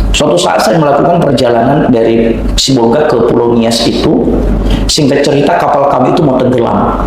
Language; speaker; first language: Indonesian; non-native, local second language; Nias